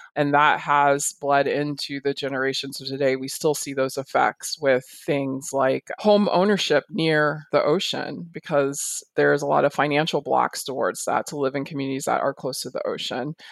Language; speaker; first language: English; native; English